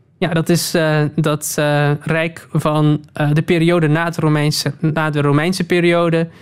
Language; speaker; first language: Dutch; native; Dutch